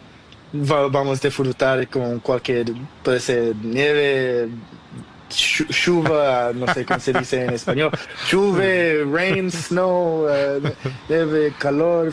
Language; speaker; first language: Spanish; non-native, learner; Portuguese